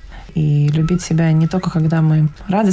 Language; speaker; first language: Russian; native; Russian